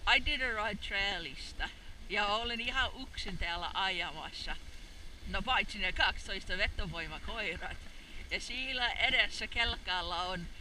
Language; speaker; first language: Finnish; non-native, learner; English